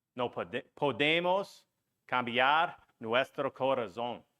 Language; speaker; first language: Spanish; non-native, learner; English